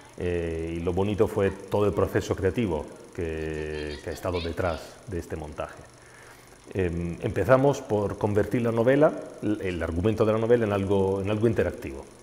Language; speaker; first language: Spanish; non-native, fluent; Italian